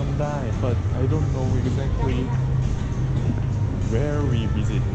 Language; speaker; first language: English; non-native, learner; Korean